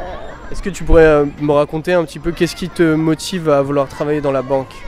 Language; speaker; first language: French; native; French